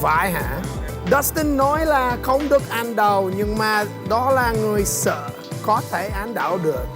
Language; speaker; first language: Vietnamese; non-native, learner; English